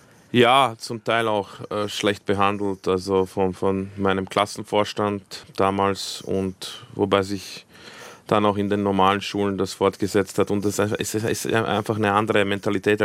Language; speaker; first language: German; early bilingual, other home language; Croatian